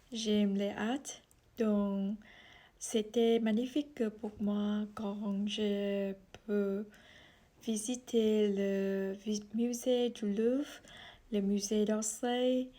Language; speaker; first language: French; non-native, learner; Vietnamese